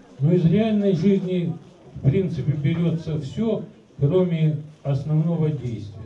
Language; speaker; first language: Russian; native; Russian